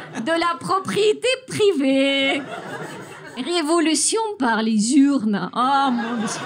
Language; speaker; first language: French; non-native, fluent; Russian